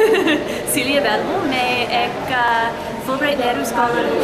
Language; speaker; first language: Hindi; non-native, learner; English